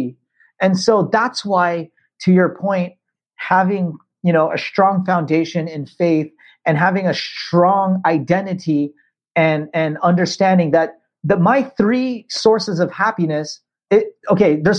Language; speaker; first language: English; native; English